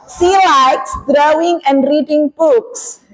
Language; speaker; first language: English; non-native, learner; Indonesian